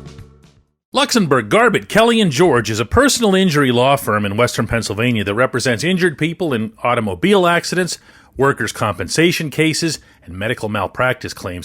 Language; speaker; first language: English; native; English